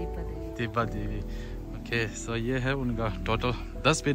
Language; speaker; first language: Hindi; non-native, local second language; Tibetan